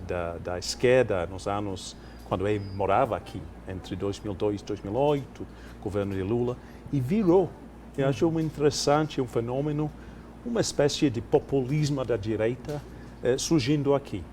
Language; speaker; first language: Portuguese; non-native, fluent; English